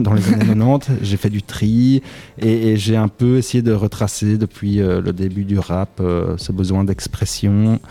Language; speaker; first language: French; native; French